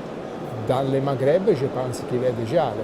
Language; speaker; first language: French; non-native, fluent; Italian